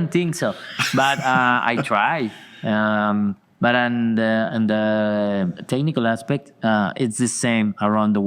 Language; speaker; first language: English; non-native, learner; Spanish